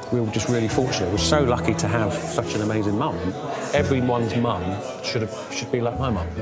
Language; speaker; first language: English; native; English